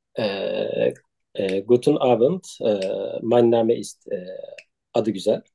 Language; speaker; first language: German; non-native, learner; Turkish